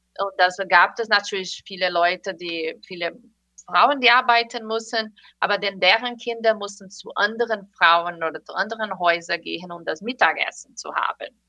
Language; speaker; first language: German; non-native, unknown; Portuguese